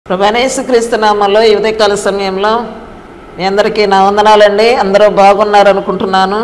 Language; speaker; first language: Telugu; native; Telugu